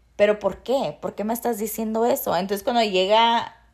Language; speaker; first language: Spanish; early bilingual, heritage; Spanish